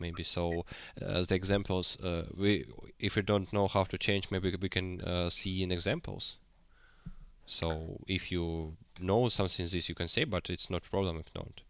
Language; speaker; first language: English; non-native, learner; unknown